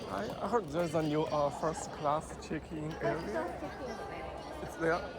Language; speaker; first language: English; non-native, learner; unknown